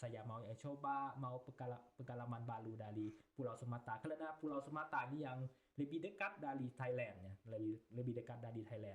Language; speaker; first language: Indonesian; non-native, learner; Thai